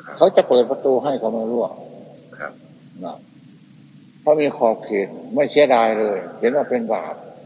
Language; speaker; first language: Thai; native; Thai